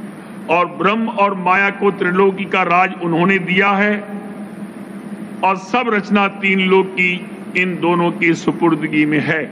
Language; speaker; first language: Hindi; native; Hindi